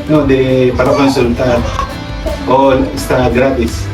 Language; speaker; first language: Spanish; non-native, learner; Filipino